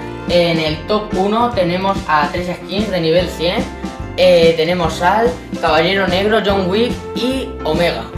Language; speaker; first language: Spanish; native; Spanish